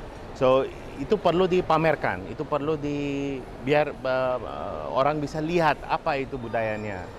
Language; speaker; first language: Indonesian; non-native, fluent; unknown